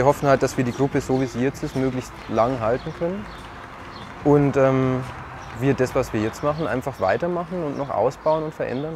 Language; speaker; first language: German; native; German